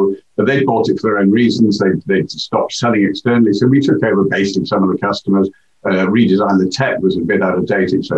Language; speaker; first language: English; native; English